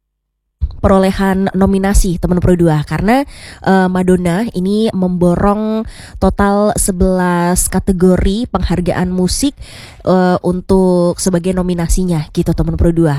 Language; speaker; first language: Indonesian; native; Indonesian